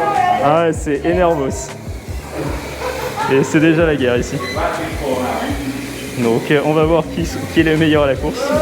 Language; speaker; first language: French; native; French